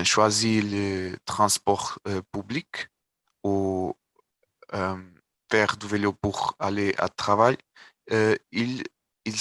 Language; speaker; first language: French; non-native, learner; Portuguese